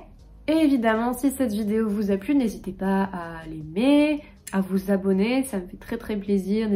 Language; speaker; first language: French; native; French